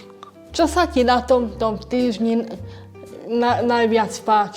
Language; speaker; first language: Slovak; non-native, local second language; Hungarian